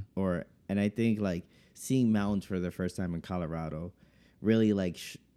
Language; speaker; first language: English; native; English